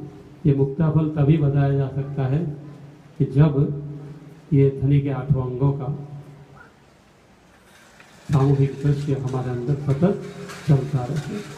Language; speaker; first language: Hindi; non-native, local second language; Gujarati